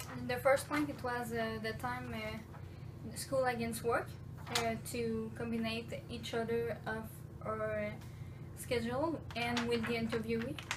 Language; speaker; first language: English; non-native, learner; French